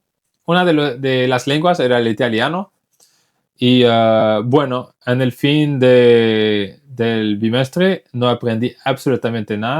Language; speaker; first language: Spanish; non-native, fluent; English